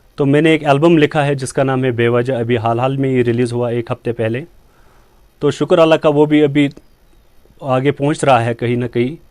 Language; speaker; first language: Hindi; non-native, local second language; Kashmiri